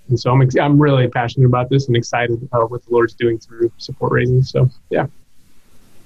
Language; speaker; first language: English; native; English